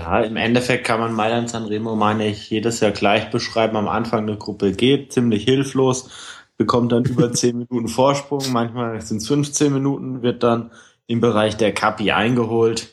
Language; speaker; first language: German; native; German